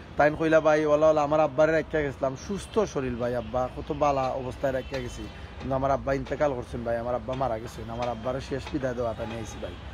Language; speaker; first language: Bangla; native; Bangla